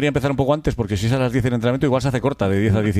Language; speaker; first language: Spanish; native; Spanish